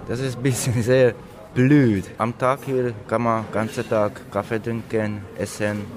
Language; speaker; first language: German; non-native, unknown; Slovak